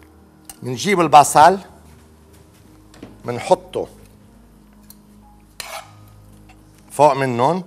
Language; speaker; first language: Arabic; native; Arabic